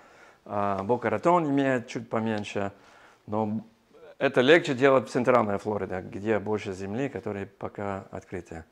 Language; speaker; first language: Russian; non-native, learner; English